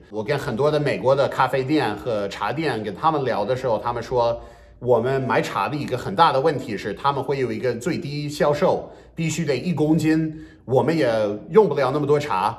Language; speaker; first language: Chinese; non-native, fluent; English